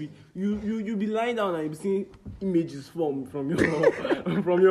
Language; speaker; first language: English; non-native, local second language; Yoruba